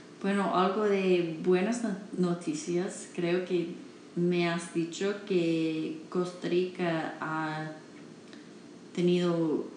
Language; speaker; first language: Spanish; non-native, learner; English